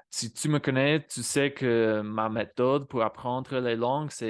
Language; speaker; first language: French; non-native, fluent; English